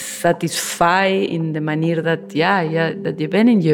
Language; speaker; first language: Dutch; non-native, learner; Spanish